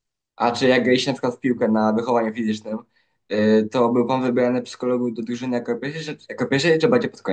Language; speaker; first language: Polish; native; Polish